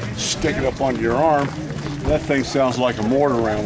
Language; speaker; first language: English; native; English